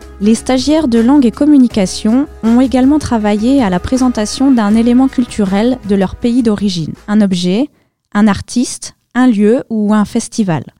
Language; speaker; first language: French; native; French